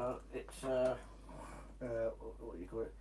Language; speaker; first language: English; native; English